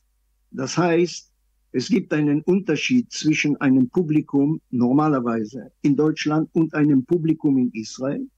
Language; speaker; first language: German; non-native, fluent; Hebrew